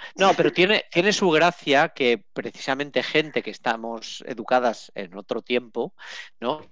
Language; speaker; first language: Spanish; native; Spanish